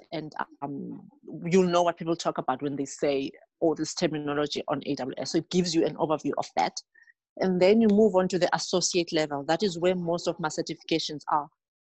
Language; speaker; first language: English; non-native, local second language; Xhosa